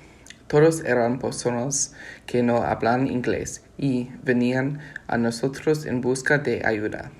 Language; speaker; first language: Spanish; non-native, learner; English